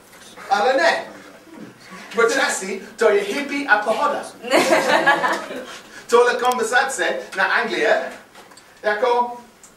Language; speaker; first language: Czech; non-native, learner; English